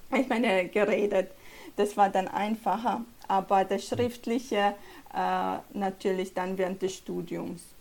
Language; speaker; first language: German; early bilingual, other home language; Polish